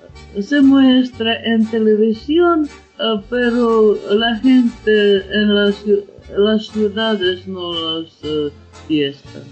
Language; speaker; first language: Spanish; non-native, learner; Ukrainian